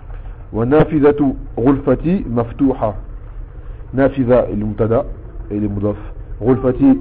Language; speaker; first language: Arabic; non-native, fluent; French